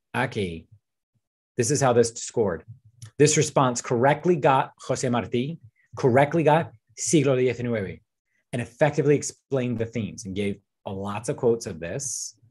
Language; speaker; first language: English; native; English